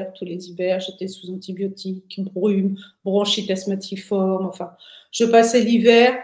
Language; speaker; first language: French; native; French